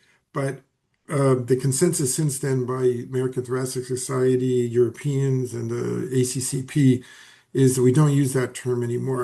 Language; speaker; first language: English; native; English